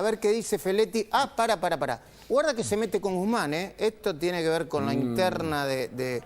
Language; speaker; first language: Spanish; native; Spanish